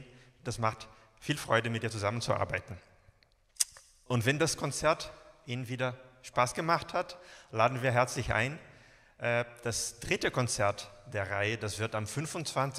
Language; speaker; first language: German; native; German